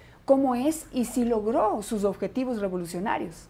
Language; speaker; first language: Spanish; native; Spanish